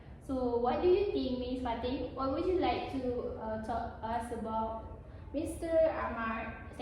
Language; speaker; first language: English; non-native, learner; Malay